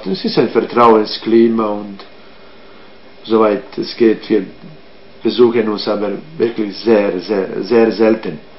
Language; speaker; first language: German; non-native, fluent; Croatian